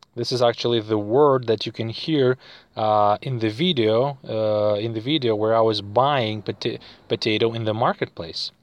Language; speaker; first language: English; non-native, fluent; Russian